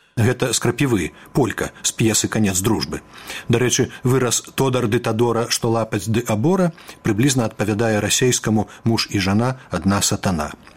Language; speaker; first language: Belarusian; native; Belarusian